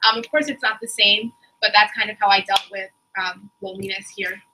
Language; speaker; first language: English; native; English